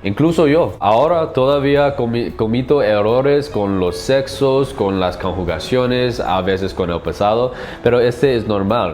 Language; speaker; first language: Spanish; non-native, learner; English